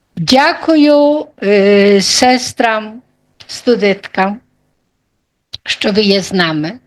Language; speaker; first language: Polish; non-native, local second language; Ukrainian